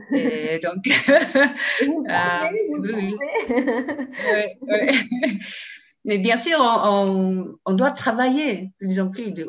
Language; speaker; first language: French; non-native, learner; Japanese